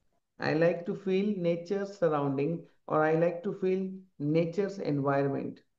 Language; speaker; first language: English; non-native, local second language; Marathi